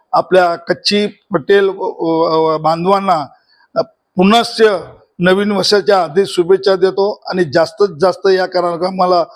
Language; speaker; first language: Marathi; non-native, local second language; Kachhi